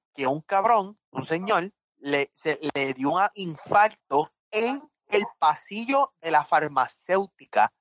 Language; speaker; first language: Spanish; native; Spanish